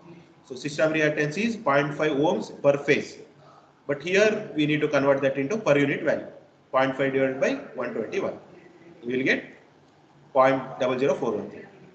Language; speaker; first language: English; non-native, local second language; Kannada